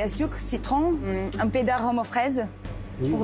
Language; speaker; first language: French; non-native, learner; Portuguese